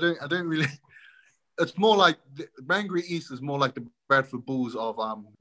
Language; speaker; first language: English; native; English